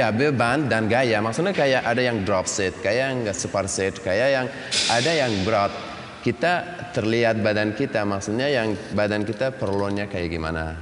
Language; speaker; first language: Indonesian; non-native, learner; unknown